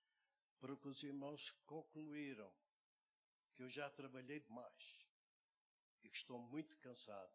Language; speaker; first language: Portuguese; native; Portuguese